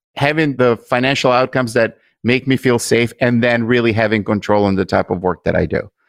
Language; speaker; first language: English; non-native, fluent; Italian